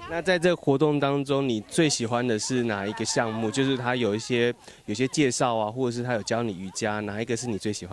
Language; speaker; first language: Chinese; native; Chinese